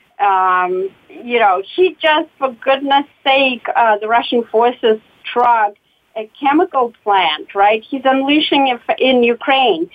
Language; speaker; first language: English; non-native, fluent; Russian